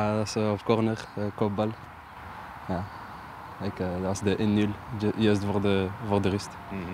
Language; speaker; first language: Dutch; non-native, local second language; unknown